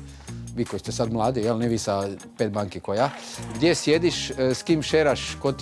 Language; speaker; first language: Croatian; native; Croatian